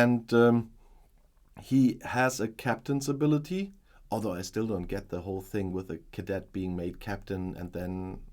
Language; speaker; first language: English; non-native, fluent; German